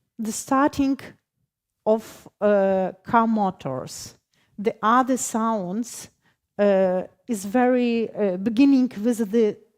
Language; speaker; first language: English; non-native, fluent; Ukrainian